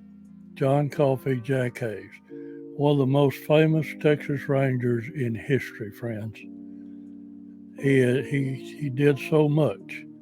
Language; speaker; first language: English; native; English